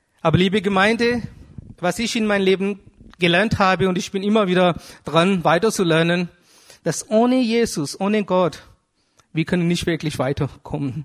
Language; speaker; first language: German; non-native, fluent; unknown